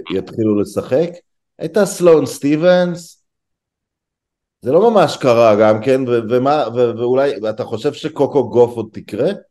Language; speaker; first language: Hebrew; native; Hebrew